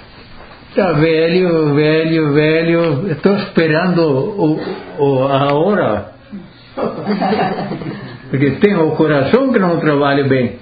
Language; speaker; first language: Portuguese; non-native, local second language; Italian